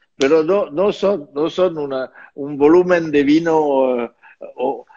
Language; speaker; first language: Spanish; non-native, fluent; French